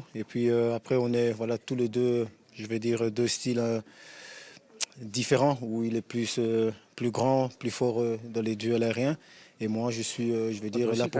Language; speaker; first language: French; native; French